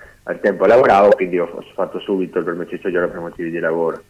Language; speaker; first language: Italian; non-native, fluent; Spanish